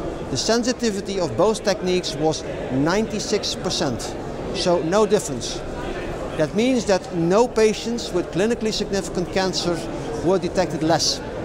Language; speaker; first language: English; non-native, fluent; Dutch